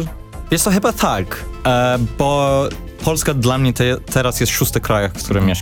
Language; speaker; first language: Polish; early bilingual, heritage; English